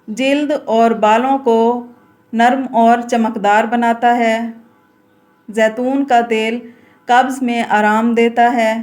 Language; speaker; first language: Urdu; native; Urdu